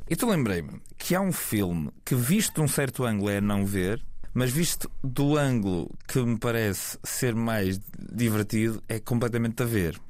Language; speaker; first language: Portuguese; native; Portuguese